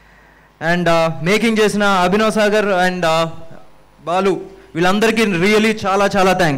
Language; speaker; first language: Telugu; native; Telugu